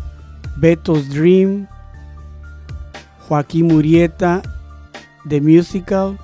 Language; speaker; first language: Spanish; early bilingual, heritage; Spanish